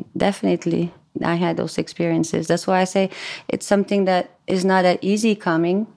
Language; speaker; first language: English; non-native, fluent; French